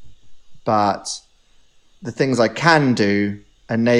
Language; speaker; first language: English; native; English